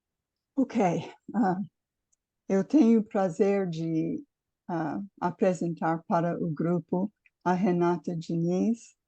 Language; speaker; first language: Portuguese; non-native, fluent; English